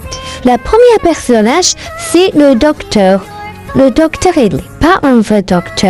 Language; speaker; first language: French; non-native, learner; Arabic